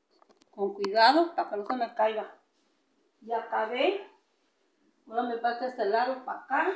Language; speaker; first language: Spanish; native; Spanish